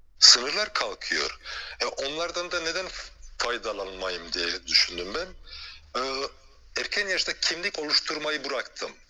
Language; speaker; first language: Turkish; early bilingual, heritage; Turkish